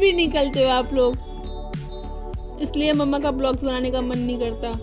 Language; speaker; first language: Hindi; native; Hindi